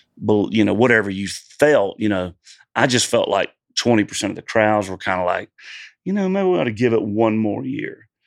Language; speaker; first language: English; native; English